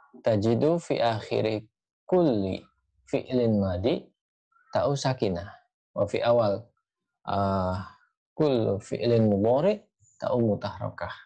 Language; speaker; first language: Arabic; non-native, fluent; Indonesian